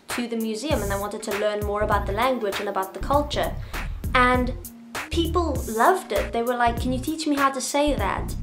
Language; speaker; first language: English; non-native, local second language; Afrikaans